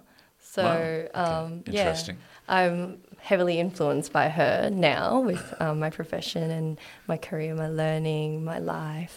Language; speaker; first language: English; non-native, local second language; Cantonese